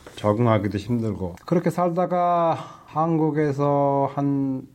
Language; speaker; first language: Korean; native; Korean